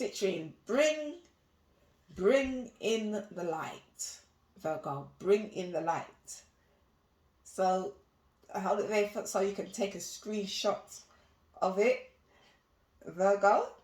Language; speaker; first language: English; native; English